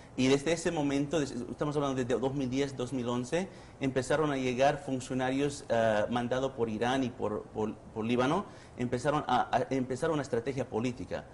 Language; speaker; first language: Spanish; early bilingual, heritage; Spanish